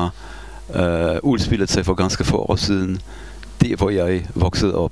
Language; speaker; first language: Danish; non-native, fluent; Polish